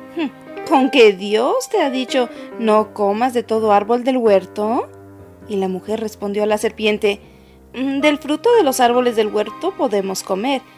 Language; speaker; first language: Spanish; native; Spanish